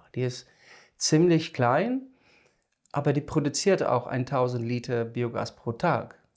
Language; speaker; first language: German; non-native, fluent; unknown